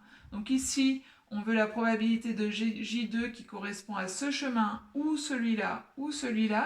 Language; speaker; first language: French; native; French